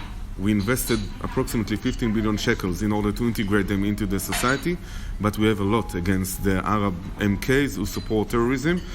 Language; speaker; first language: English; non-native, fluent; Hebrew